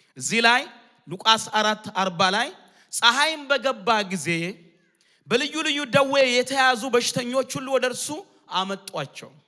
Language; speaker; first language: Amharic; non-native, local second language; Oromo